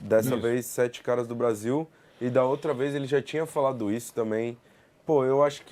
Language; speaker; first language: Portuguese; native; Portuguese